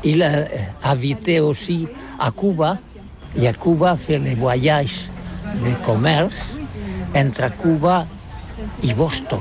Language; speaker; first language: French; non-native, learner; Catalan